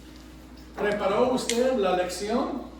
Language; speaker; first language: Spanish; non-native, fluent; English